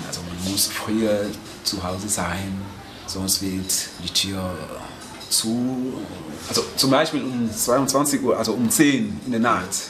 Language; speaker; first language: German; non-native, fluent; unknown